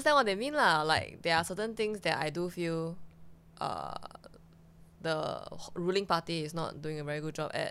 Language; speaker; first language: English; early bilingual, other home language; Chinese